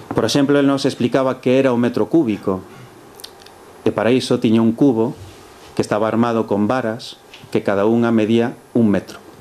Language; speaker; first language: Galician; early bilingual, heritage; Galician